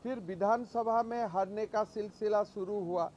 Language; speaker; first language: Hindi; non-native, local second language; Assamese